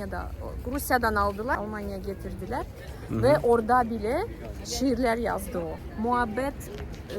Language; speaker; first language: Turkish; non-native, fluent; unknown